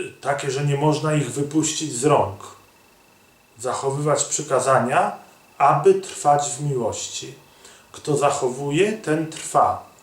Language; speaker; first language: Polish; native; Polish